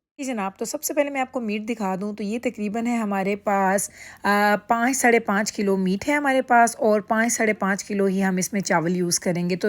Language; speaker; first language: Urdu; native; Urdu